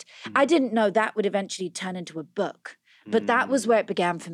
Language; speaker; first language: English; native; English